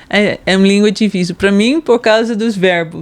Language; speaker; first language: Portuguese; non-native, fluent; Dutch